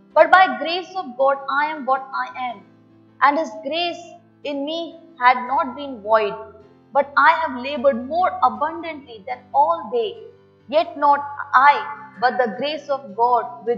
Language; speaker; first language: English; non-native, local second language; Tulu